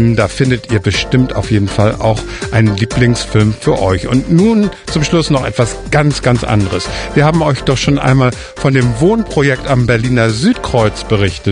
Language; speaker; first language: German; native; German